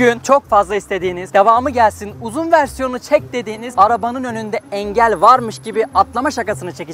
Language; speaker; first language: Turkish; native; Turkish